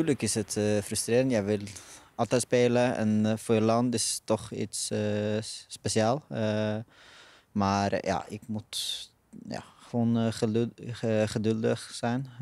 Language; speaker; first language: Dutch; non-native, fluent; Norwegian